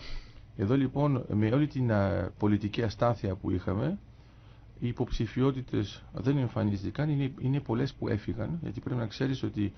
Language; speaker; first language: Greek; native; Greek